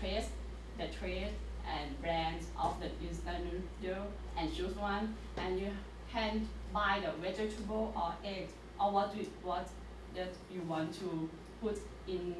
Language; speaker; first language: English; non-native, learner; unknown